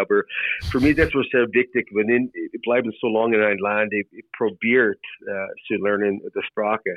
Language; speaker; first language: German; non-native, learner; English